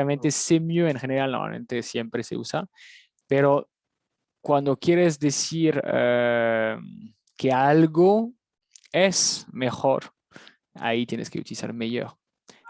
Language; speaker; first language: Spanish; non-native, fluent; French